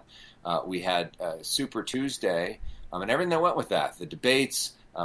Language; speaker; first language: English; native; English